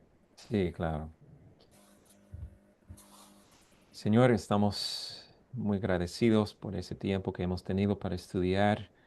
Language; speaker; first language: Spanish; non-native, fluent; English